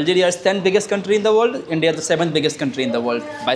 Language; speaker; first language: English; non-native, local second language; Hindi